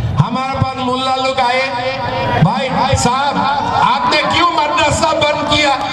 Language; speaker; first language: Hindi; non-native, local second language; Assamese